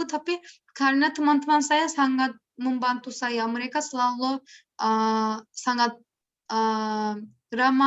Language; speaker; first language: Indonesian; non-native, learner; Turkish